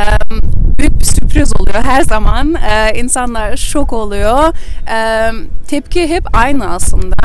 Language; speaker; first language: Turkish; early bilingual, heritage; German